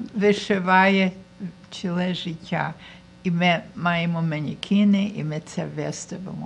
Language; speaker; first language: Ukrainian; early bilingual, heritage; Ukrainian